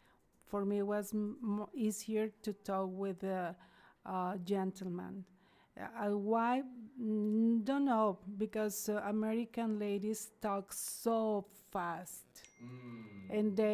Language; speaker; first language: English; non-native, learner; Spanish